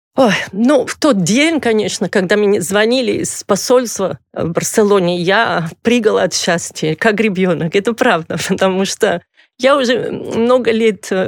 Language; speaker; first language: Russian; non-native, fluent; Catalan